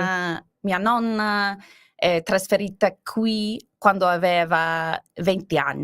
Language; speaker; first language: Italian; non-native, learner; English